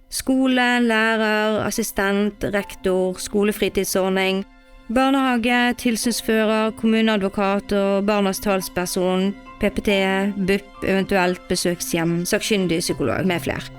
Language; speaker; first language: Norwegian; native; Norwegian